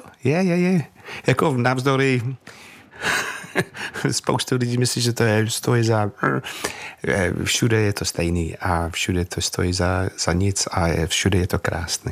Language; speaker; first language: Czech; non-native, fluent; English